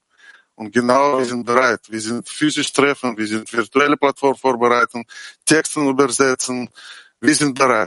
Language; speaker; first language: German; non-native, learner; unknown